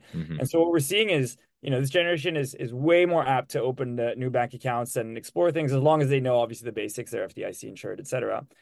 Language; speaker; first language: English; non-native, fluent; French